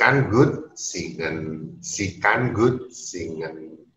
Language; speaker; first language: German; non-native, learner; Indonesian